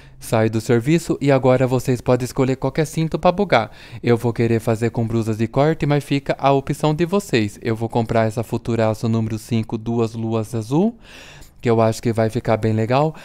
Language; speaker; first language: Portuguese; native; Portuguese